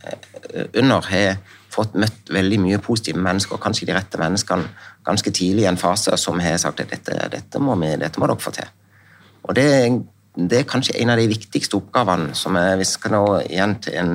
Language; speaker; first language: Norwegian; native; Norwegian